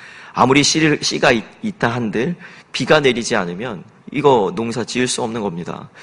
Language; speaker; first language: Korean; native; Korean